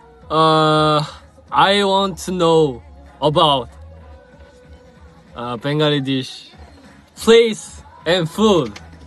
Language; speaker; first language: English; non-native, learner; Korean